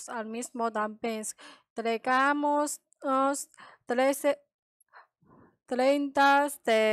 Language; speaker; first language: Spanish; non-native, learner; Chinese